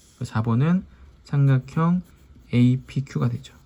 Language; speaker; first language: Korean; native; Korean